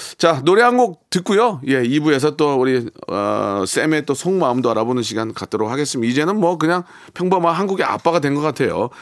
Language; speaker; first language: Korean; native; Korean